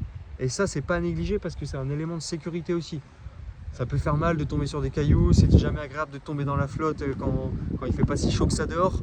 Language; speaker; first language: French; native; French